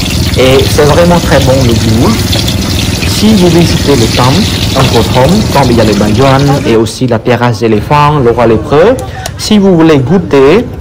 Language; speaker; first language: French; non-native, fluent; Khmer